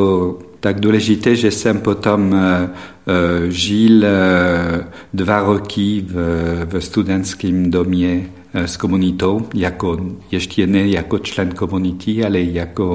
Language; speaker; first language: Czech; non-native, fluent; French